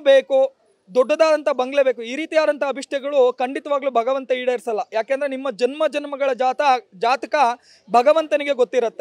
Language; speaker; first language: Kannada; native; Kannada